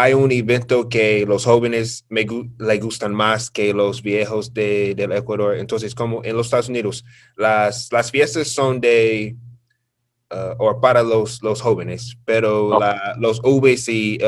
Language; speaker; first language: Spanish; non-native, learner; English